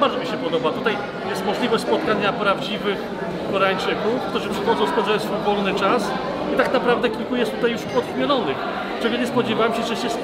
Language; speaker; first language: Polish; native; Polish